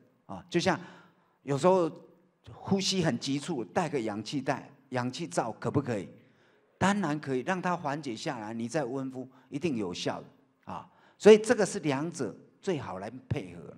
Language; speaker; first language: Chinese; native; Chinese